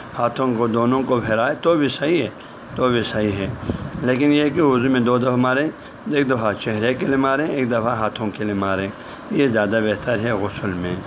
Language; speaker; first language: Urdu; non-native, local second language; Balti